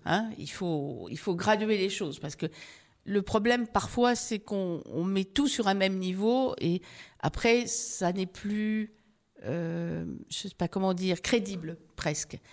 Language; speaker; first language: French; native; French